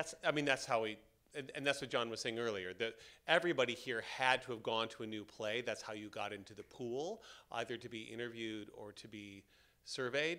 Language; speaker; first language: English; native; English